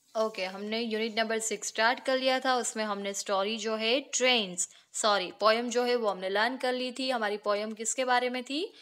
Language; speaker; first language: Hindi; non-native, local second language; Gujarati